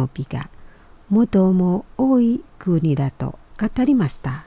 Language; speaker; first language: Japanese; non-native, fluent; Indonesian